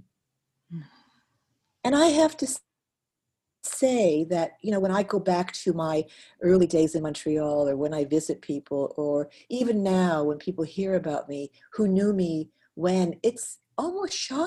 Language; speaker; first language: English; native; English